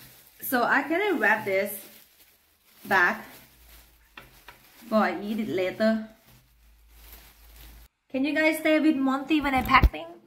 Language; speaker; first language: English; non-native, learner; Thai